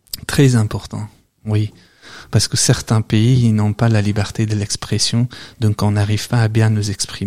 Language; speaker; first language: French; non-native, fluent; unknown